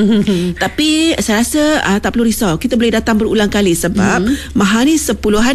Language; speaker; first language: Malay; native; Malay